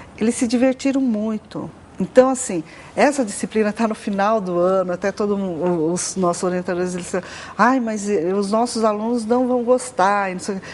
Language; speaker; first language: Portuguese; non-native, local second language; Japanese